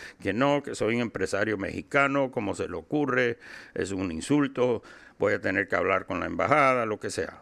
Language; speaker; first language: Spanish; early bilingual, heritage; Spanish